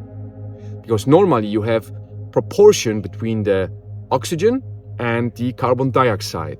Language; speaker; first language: English; non-native, fluent; Polish